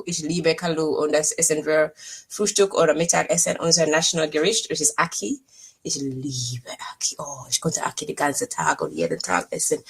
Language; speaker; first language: German; non-native, fluent; English